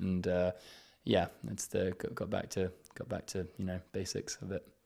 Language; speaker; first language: English; native; English